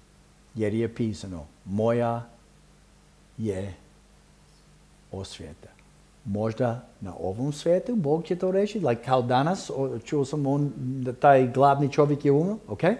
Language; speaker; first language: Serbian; early bilingual, heritage; Serbian